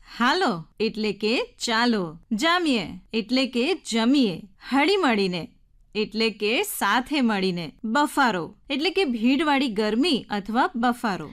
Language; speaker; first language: Gujarati; native; Gujarati